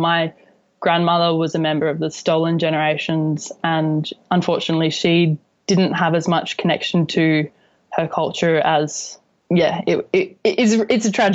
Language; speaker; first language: English; native; English